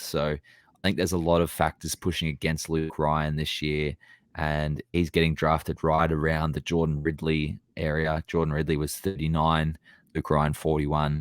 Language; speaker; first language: English; native; English